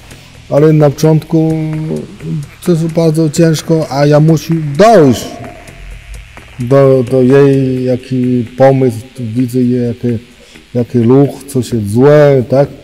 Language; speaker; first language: Polish; non-native, learner; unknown